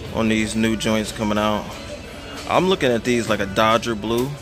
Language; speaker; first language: English; native; English